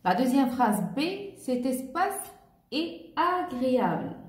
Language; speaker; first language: French; non-native, local second language; Arabic